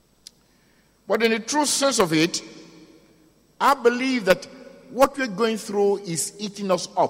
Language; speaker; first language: English; non-native, local second language; Yoruba